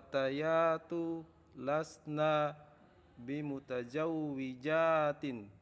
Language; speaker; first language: Arabic; non-native, learner; Indonesian